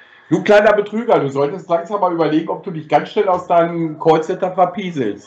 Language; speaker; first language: German; native; German